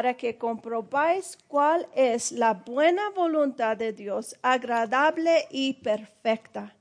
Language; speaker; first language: Spanish; early bilingual, heritage; Spanish